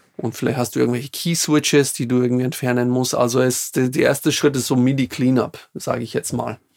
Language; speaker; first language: German; non-native, fluent; Slovak